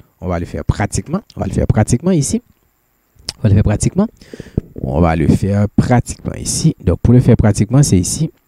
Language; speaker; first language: French; non-native, local second language; Haitian Creole